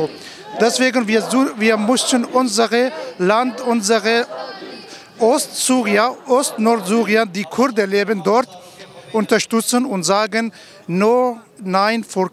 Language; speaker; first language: German; non-native, learner; Kurdish